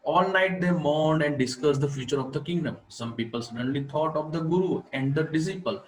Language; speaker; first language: English; non-native, local second language; Gujarati